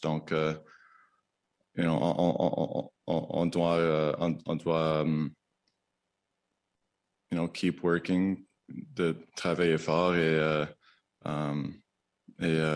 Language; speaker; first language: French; non-native, learner; English